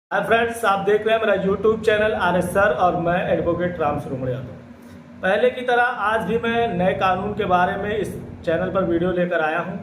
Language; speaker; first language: Hindi; native; Hindi